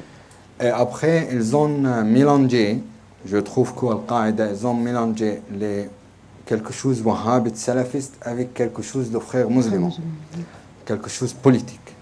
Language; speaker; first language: French; non-native, learner; Arabic